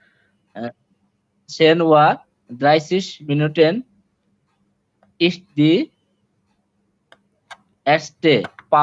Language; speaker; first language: German; non-native, learner; Bangla